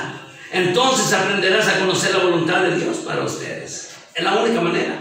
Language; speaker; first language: Spanish; native; Spanish